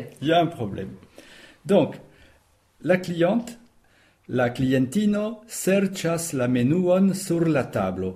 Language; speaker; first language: French; native; French